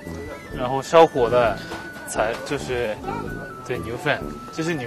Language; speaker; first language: Chinese; non-native, fluent; Japanese